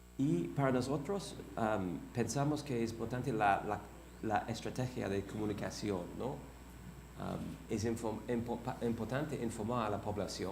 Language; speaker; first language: Spanish; non-native, fluent; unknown